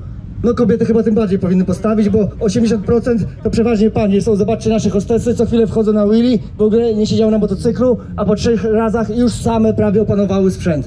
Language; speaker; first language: Polish; native; Polish